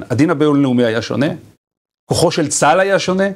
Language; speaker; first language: Hebrew; native; Hebrew